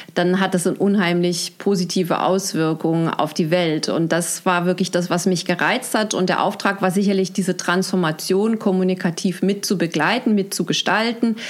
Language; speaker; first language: German; native; German